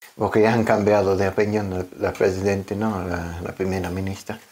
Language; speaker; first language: Spanish; non-native, learner; English